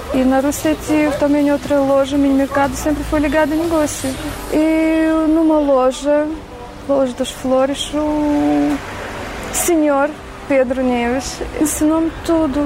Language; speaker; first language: Portuguese; non-native, fluent; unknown